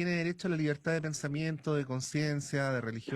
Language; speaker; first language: Spanish; native; Spanish